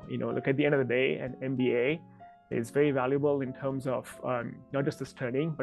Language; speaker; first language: English; non-native, local second language; Hindi